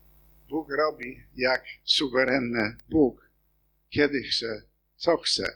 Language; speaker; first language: Polish; non-native, fluent; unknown